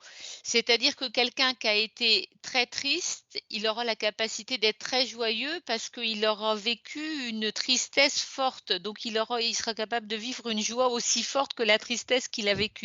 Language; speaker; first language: French; native; French